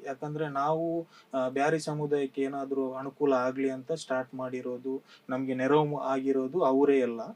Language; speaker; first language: Kannada; non-native, local second language; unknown